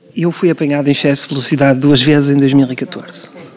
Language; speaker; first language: Portuguese; native; Portuguese